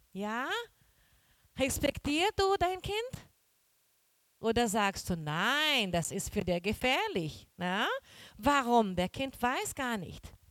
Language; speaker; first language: German; non-native, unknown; Portuguese